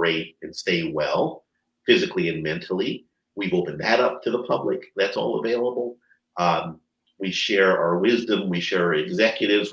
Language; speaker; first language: English; native; English